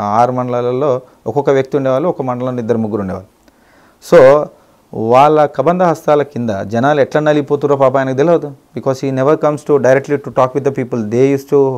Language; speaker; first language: Telugu; native; Telugu